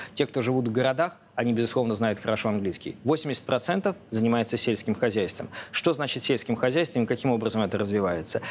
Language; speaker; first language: Russian; native; Russian